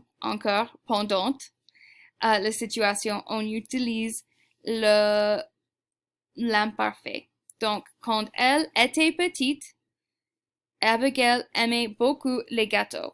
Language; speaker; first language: French; non-native, fluent; English